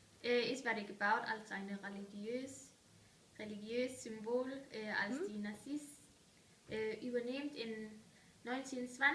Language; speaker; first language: German; non-native, learner; Danish